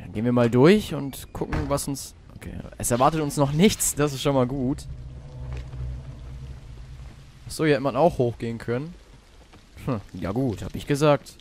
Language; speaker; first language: German; native; German